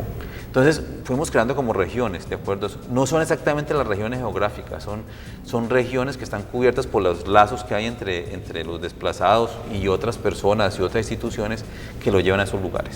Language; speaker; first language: Spanish; native; Spanish